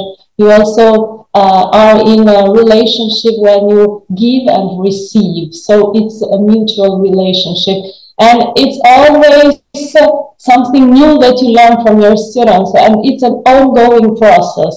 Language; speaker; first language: English; non-native, fluent; Albanian